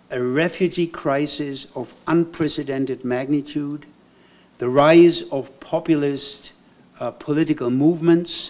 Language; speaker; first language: English; non-native, fluent; German